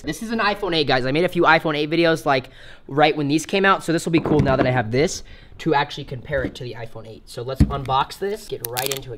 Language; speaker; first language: English; native; English